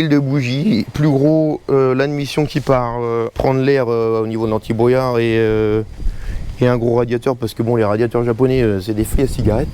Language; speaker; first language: French; native; French